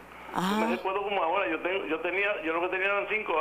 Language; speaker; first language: Spanish; native; Spanish